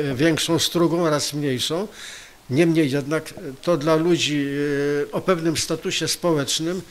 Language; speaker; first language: Polish; native; Polish